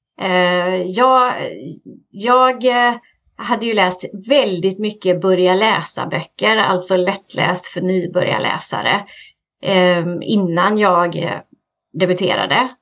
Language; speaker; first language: Swedish; native; Swedish